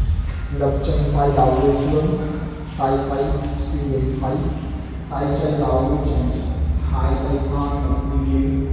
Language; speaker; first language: Vietnamese; non-native, learner; Hindi